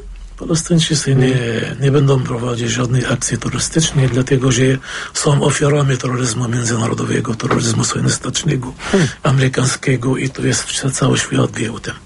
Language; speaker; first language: Polish; non-native, fluent; Arabic